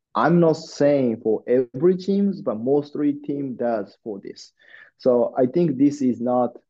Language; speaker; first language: English; non-native, learner; Japanese